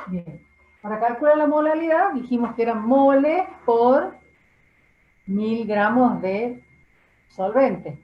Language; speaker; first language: Spanish; native; Spanish